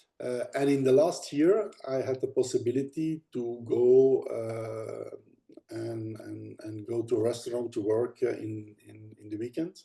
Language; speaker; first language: English; non-native, fluent; Dutch